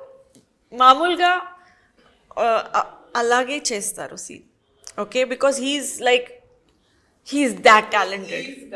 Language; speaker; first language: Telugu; non-native, fluent; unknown